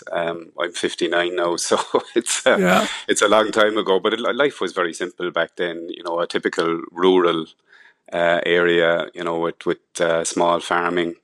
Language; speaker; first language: English; native; English